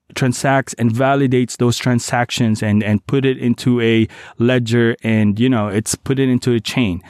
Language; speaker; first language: English; non-native, local second language; Cebuano